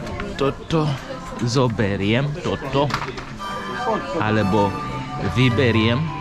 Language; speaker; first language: Slovak; non-native, learner; English